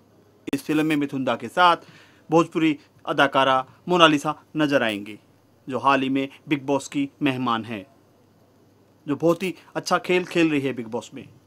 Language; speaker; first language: Hindi; native; Hindi